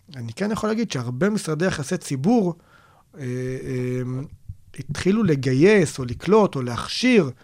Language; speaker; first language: Hebrew; native; Hebrew